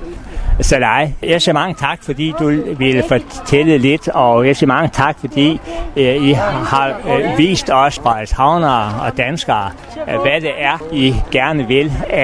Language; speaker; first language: Danish; native; Danish